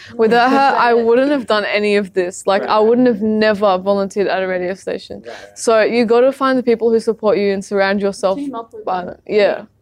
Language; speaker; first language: English; early bilingual, other home language; Arabic